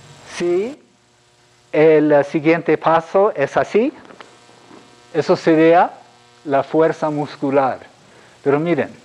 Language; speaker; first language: Spanish; non-native, fluent; English